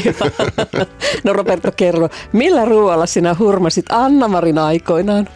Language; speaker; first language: Finnish; native; Finnish